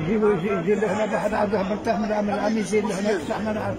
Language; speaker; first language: Arabic; native; Arabic